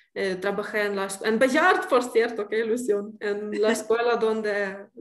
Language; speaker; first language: Spanish; non-native, fluent; Ukrainian